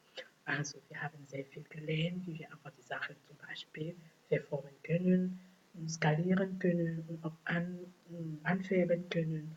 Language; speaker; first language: German; non-native, fluent; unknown